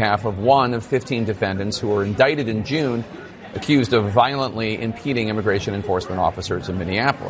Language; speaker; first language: English; native; English